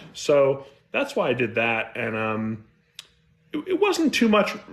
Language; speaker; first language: English; native; English